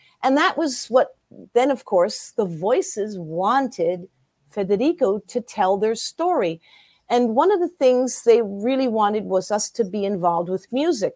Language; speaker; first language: English; early bilingual, other home language; German